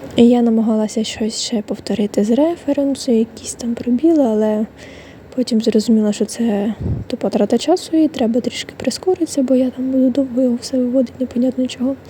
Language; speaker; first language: Ukrainian; non-native, local second language; Russian